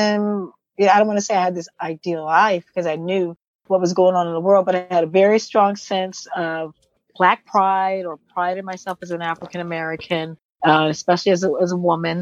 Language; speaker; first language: English; native; English